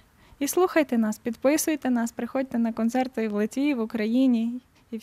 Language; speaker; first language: Ukrainian; native; Ukrainian